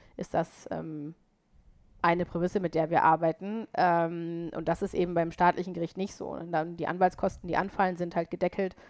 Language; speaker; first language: German; native; German